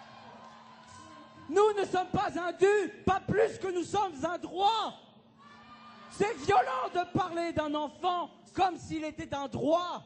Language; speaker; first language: French; native; French